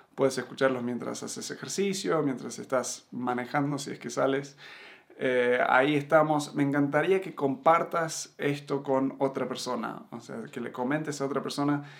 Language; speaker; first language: Spanish; early bilingual, other home language; English